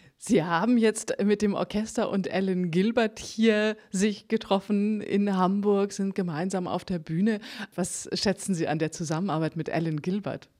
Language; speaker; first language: German; native; German